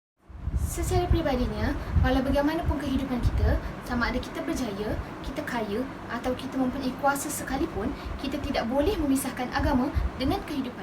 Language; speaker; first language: Malay; native; Malay